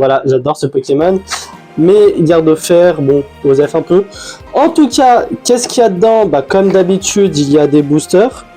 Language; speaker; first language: French; native; French